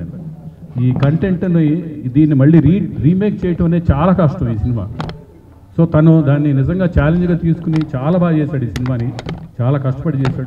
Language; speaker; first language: Telugu; native; Telugu